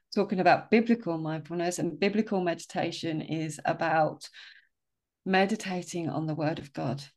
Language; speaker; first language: English; native; English